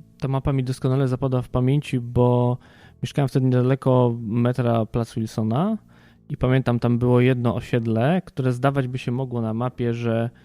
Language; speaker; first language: Polish; native; Polish